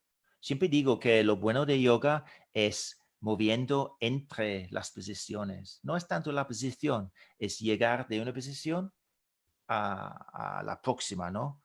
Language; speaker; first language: Spanish; non-native, fluent; English